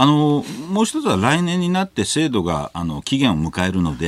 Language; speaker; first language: Japanese; native; Japanese